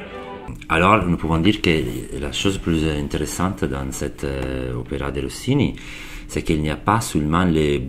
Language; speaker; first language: French; non-native, learner; Italian